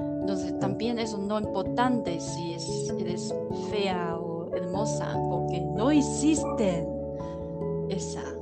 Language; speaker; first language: Spanish; non-native, learner; Chinese